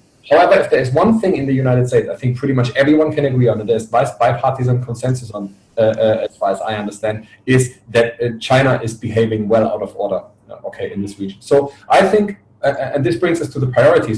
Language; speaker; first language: English; non-native, fluent; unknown